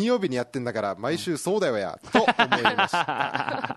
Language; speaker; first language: Japanese; native; Japanese